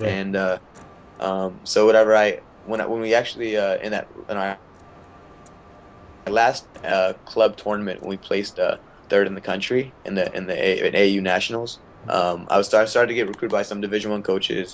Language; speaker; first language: English; native; English